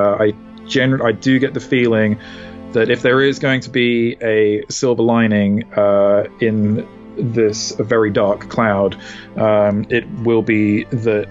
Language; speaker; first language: English; native; English